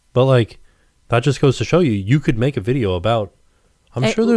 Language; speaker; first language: English; native; English